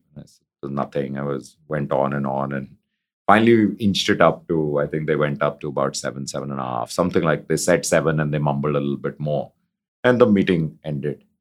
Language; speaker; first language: English; non-native, local second language; Hindi